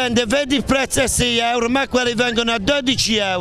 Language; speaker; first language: Italian; native; Italian